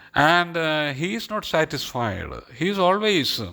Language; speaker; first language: English; non-native, local second language; Malayalam